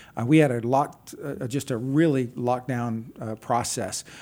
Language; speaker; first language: English; native; English